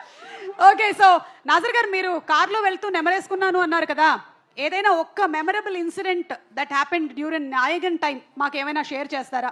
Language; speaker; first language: Telugu; native; Telugu